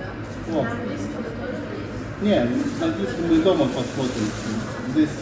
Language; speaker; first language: Russian; non-native, learner; Lithuanian